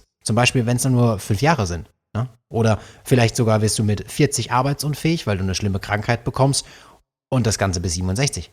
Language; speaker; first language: German; native; German